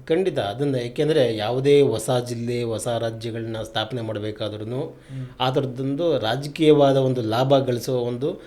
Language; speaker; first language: Kannada; native; Kannada